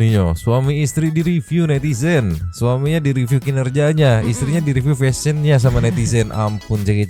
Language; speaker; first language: Indonesian; native; Indonesian